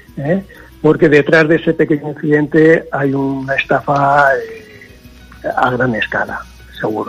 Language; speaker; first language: Spanish; native; Spanish